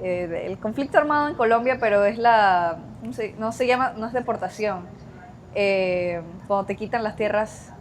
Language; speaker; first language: Spanish; native; Spanish